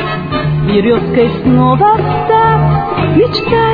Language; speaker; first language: Russian; non-native, learner; Italian